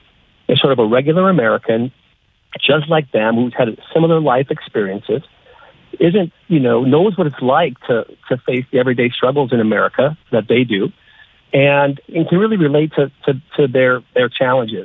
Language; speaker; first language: English; native; English